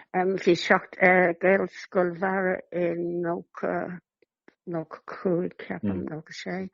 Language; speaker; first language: Irish; non-native, local second language; English